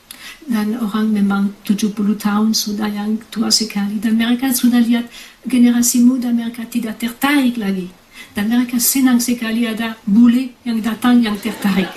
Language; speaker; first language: Indonesian; non-native, fluent; French